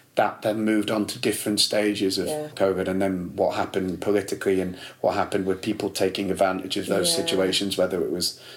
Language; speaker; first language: English; native; English